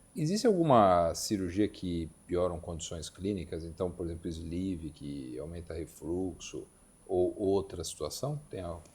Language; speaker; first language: Portuguese; native; Portuguese